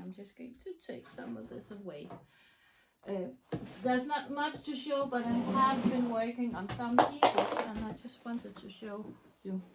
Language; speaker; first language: English; non-native, fluent; Danish